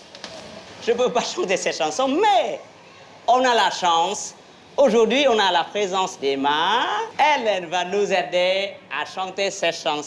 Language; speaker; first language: French; non-native, fluent; Vietnamese